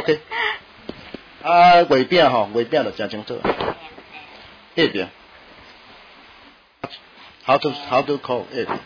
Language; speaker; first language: English; non-native, learner; Min Nan Chinese